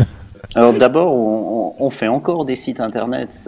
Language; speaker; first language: French; native; French